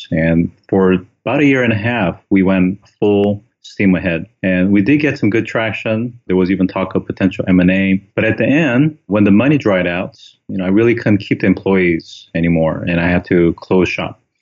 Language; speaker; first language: English; early bilingual, other home language; Korean